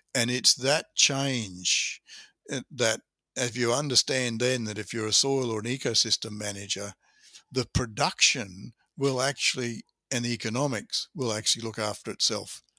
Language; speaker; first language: English; native; English